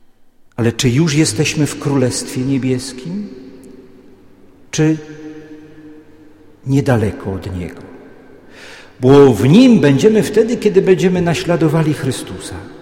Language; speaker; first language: Polish; native; Polish